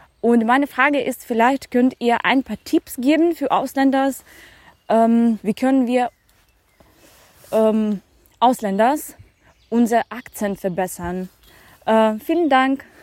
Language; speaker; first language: German; non-native, learner; Ukrainian